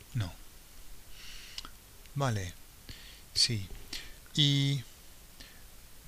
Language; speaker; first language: Spanish; non-native, fluent; English